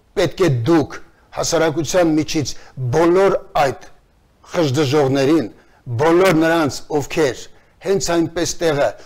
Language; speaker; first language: Armenian; native; Armenian